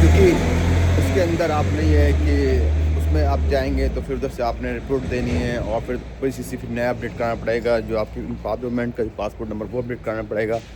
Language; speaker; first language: Urdu; non-native, local second language; Punjabi